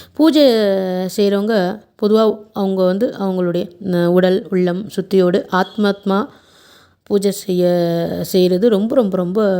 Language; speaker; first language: Tamil; non-native, local second language; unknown